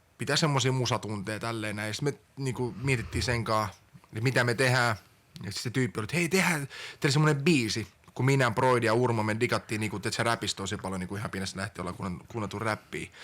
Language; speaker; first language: Finnish; early bilingual, other home language; Estonian